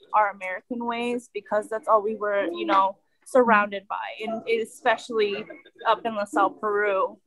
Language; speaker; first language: English; early bilingual, other home language; Spanish